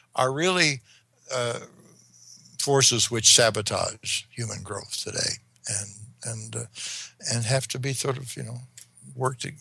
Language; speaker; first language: English; native; English